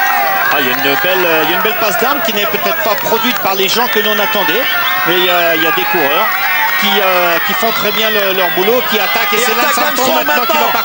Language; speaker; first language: French; native; French